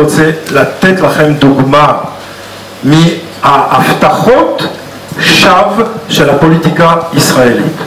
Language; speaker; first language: Hebrew; non-native, fluent; French